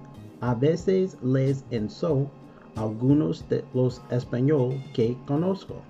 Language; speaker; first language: Spanish; non-native, learner; English